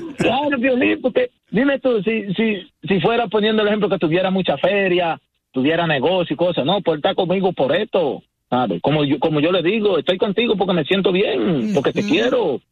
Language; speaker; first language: Spanish; native; Spanish